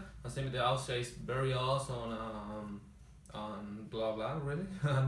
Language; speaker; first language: English; non-native, learner; Spanish